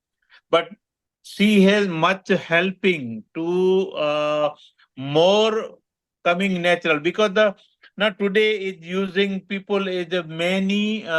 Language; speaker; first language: English; non-native, learner; Gujarati